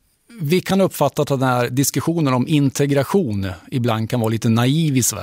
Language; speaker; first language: Swedish; native; Swedish